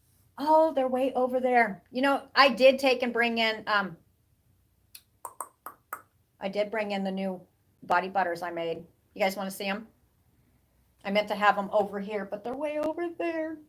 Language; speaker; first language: English; native; English